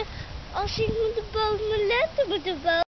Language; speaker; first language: Dutch; early bilingual, other home language; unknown